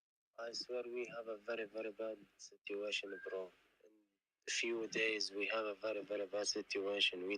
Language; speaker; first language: English; non-native, learner; Arabic